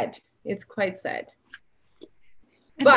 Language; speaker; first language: English; non-native, local second language; Xhosa